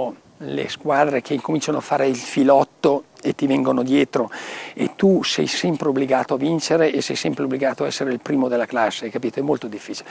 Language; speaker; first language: Italian; native; Italian